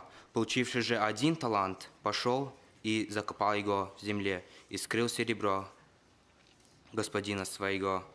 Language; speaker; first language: Russian; early bilingual, heritage; Russian